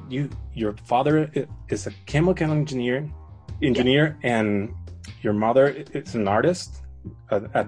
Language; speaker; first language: English; non-native, fluent; Spanish